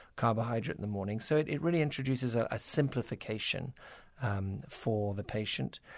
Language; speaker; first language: English; native; English